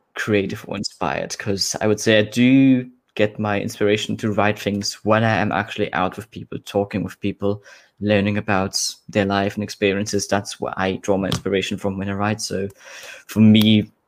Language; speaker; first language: English; non-native, fluent; German